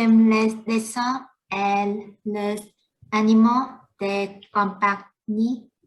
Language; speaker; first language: French; non-native, learner; Vietnamese